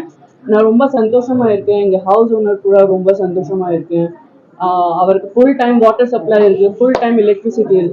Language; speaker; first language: Tamil; non-native, learner; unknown